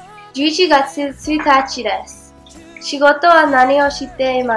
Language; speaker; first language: Japanese; non-native, learner; English